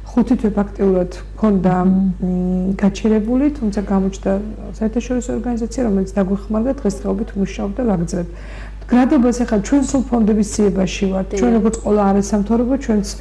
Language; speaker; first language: Georgian; non-native, local second language; Chechen